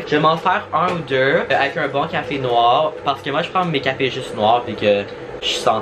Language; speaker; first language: French; native; French